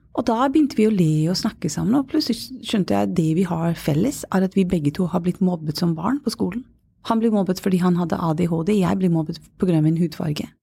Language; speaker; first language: Norwegian; non-native, fluent; English